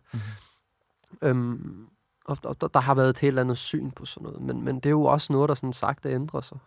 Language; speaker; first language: Danish; early bilingual, other home language; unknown